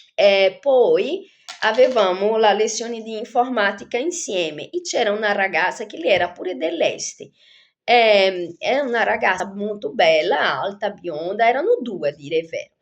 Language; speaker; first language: Italian; non-native, fluent; Portuguese